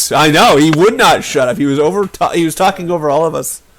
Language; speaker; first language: English; native; English